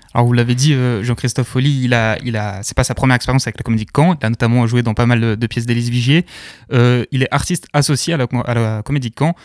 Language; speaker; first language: French; native; French